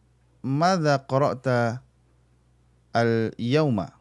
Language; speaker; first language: Arabic; non-native, fluent; Indonesian